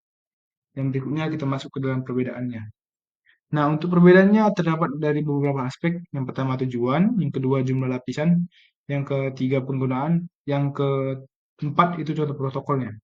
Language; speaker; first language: Indonesian; native; Indonesian